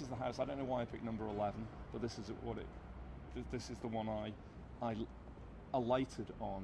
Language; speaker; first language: English; native; English